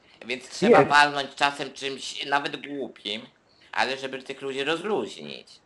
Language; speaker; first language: Polish; native; Polish